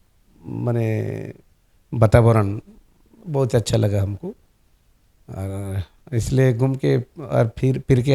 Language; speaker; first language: Hindi; non-native, local second language; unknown